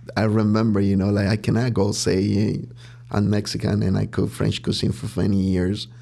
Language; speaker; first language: English; non-native, fluent; Spanish